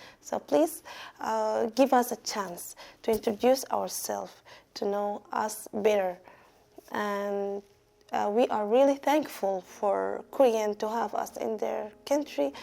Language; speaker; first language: English; non-native, fluent; Arabic